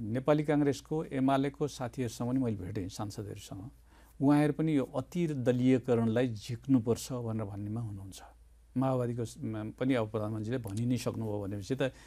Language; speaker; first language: Nepali; native; Nepali